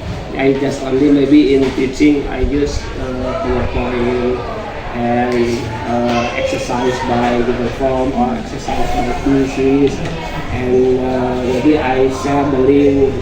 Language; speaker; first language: English; non-native, learner; Indonesian